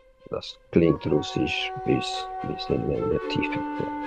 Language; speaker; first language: German; non-native, fluent; Romanian